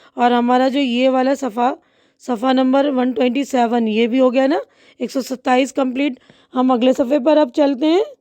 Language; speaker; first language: Hindi; native; Hindi